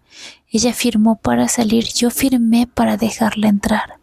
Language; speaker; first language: Spanish; native; Spanish